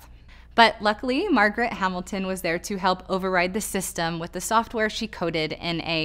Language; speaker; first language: English; native; English